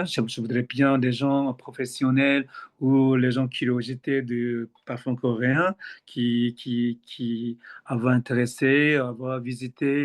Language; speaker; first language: French; non-native, fluent; Korean